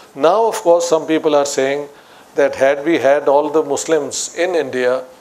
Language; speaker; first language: English; non-native, local second language; Punjabi